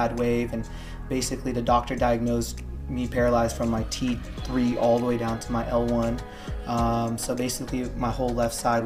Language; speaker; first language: English; native; English